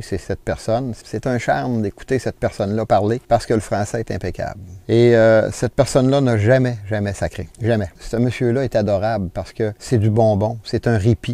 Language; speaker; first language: French; native; French